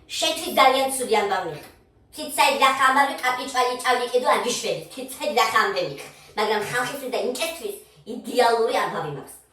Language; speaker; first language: Georgian; non-native, local second language; Mingrelian